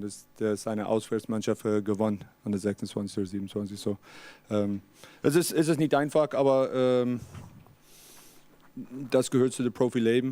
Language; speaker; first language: German; non-native, learner; English